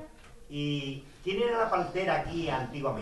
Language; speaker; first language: Spanish; native; Spanish